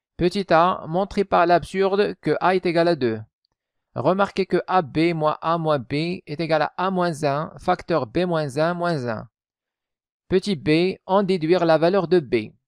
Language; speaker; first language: French; non-native, local second language; Arabic